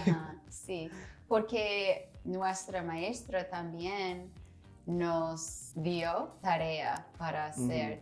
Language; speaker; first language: Spanish; non-native, learner; English